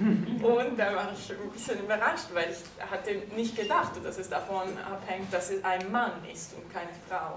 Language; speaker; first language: German; non-native, fluent; Italian